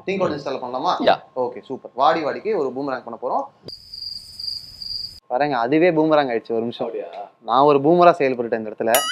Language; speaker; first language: Tamil; native; Tamil